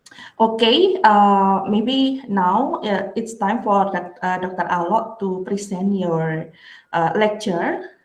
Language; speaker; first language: English; non-native, learner; Indonesian